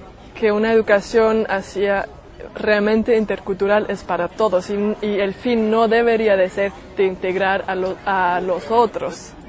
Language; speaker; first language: Spanish; non-native, fluent; German